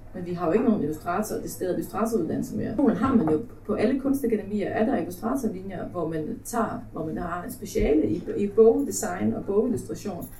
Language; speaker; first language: Danish; early bilingual, other home language; Polish